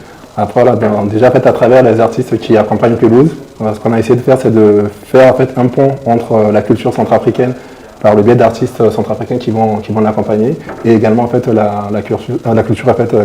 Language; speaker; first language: French; native; French